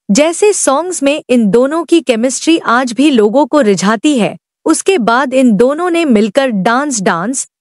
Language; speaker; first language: Hindi; native; Hindi